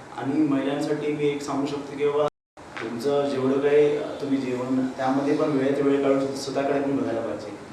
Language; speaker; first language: Marathi; non-native, local second language; Telugu